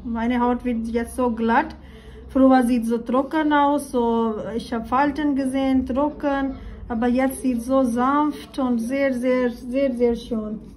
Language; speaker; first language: German; non-native, learner; Urdu